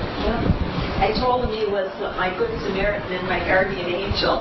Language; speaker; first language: English; native; English